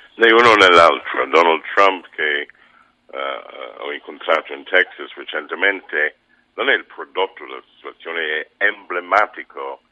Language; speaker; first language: Italian; non-native, fluent; English